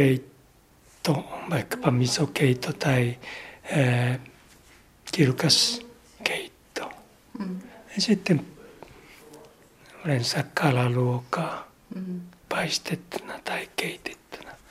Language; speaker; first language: Finnish; non-native, learner; Japanese